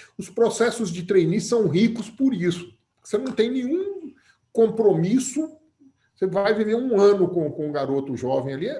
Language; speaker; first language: Portuguese; native; Portuguese